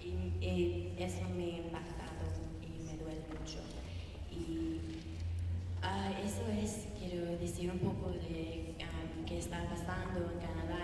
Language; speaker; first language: Spanish; non-native, learner; English